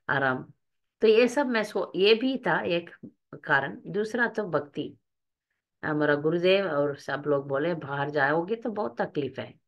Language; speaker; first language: Hindi; non-native, local second language; Tamil